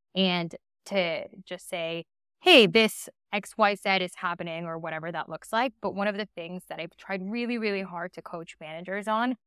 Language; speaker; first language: English; early bilingual, other home language; Spanish